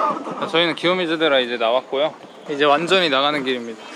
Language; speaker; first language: Korean; native; Korean